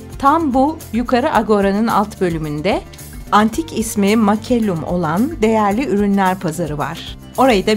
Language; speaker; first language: Turkish; native; Turkish